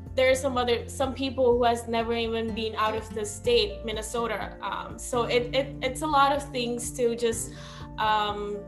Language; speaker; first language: English; non-native, local second language; Sinhala